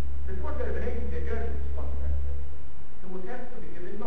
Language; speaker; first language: English; non-native, local second language; Maltese